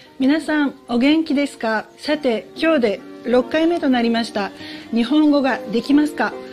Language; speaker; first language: Japanese; native; Japanese